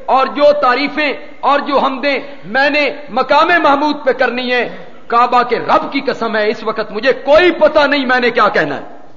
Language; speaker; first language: Urdu; non-native, local second language; Punjabi